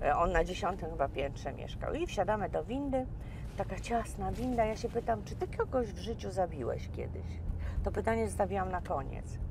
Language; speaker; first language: Polish; native; Polish